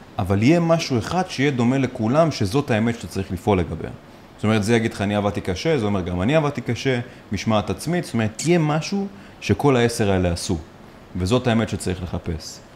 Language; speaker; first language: Hebrew; non-native, local second language; Arabic